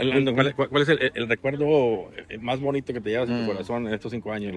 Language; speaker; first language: Spanish; native; Spanish